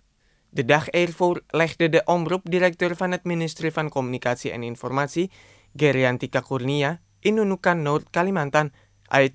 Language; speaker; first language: Dutch; non-native, fluent; Indonesian